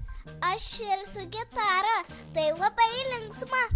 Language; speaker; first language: Lithuanian; early bilingual, heritage; Lithuanian